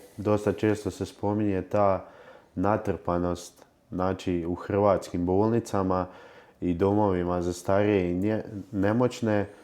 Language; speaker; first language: Croatian; native; Croatian